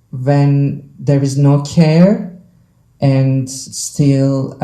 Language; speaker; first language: English; non-native, fluent; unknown